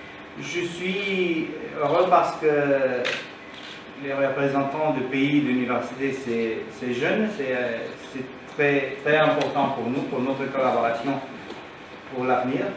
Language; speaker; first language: French; non-native, learner; Romanian